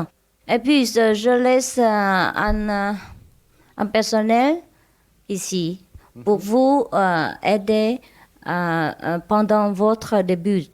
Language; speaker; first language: French; non-native, learner; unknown